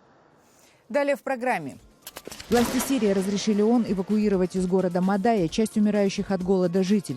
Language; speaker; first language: Russian; native; Russian